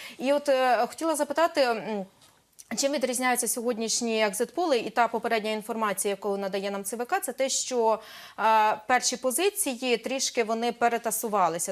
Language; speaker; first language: Ukrainian; native; Ukrainian